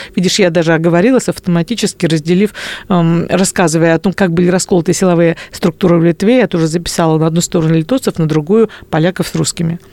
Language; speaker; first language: Russian; native; Russian